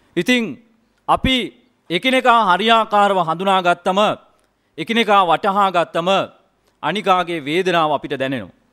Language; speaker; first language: Sinhala; non-native, local second language; Tamil